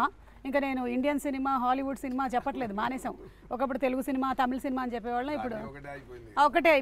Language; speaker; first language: Telugu; native; Telugu